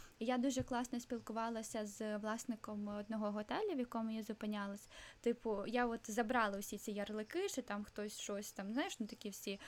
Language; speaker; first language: Ukrainian; non-native, local second language; Russian